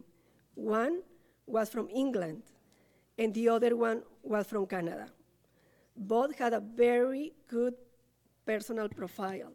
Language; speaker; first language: English; non-native, learner; Spanish